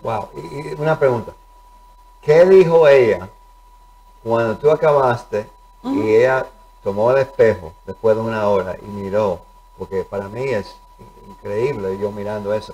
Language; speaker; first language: Spanish; early bilingual, heritage; Spanish